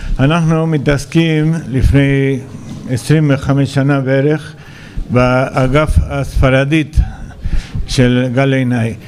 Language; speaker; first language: Hebrew; non-native, fluent; Spanish